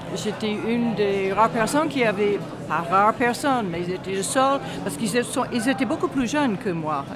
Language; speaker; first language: French; non-native, fluent; English